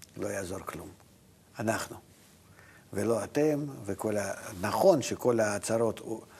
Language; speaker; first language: Hebrew; non-native, fluent; Russian